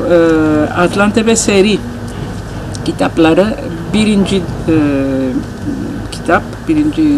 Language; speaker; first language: Turkish; non-native, learner; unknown